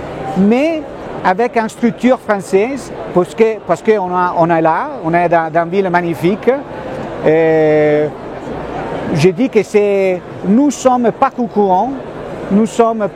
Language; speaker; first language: French; non-native, fluent; Italian